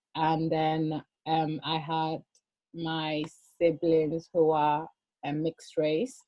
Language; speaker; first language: English; early bilingual, other home language; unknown